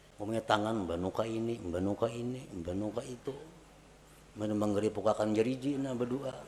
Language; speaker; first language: Indonesian; non-native, local second language; Banjar